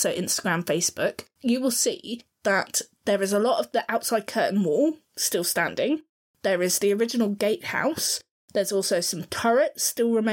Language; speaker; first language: English; native; English